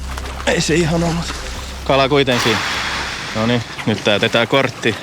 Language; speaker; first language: Finnish; native; Finnish